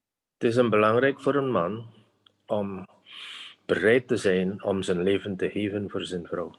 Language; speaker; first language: Dutch; non-native, fluent; Indonesian